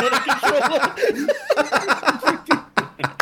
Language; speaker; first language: English; native; English